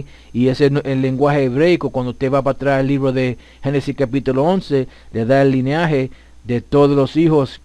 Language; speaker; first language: Spanish; early bilingual, heritage; Spanish